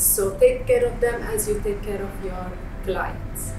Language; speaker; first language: English; non-native, fluent; Arabic